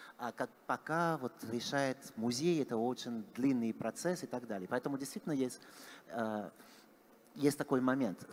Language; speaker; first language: Russian; non-native, fluent; French